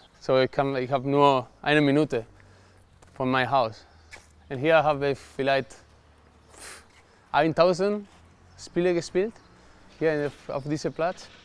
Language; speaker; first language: German; non-native, learner; Spanish